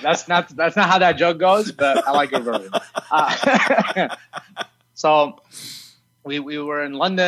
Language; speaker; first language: English; early bilingual, other home language; Arabic